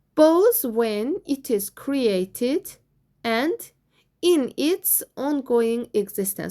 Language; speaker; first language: English; non-native, fluent; Azerbaijani